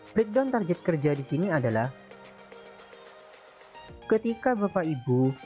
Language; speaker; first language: Indonesian; native; Indonesian